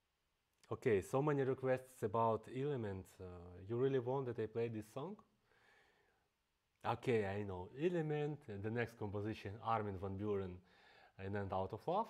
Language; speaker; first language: English; non-native, fluent; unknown